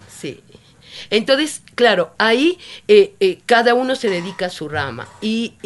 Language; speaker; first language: Spanish; non-native, fluent; Italian